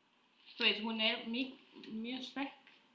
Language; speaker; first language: Icelandic; non-native, learner; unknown